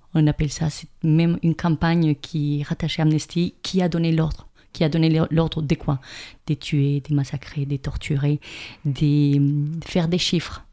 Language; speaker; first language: French; non-native, fluent; Spanish